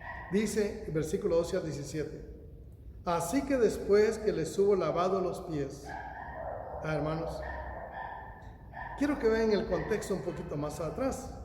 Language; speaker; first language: Spanish; native; Spanish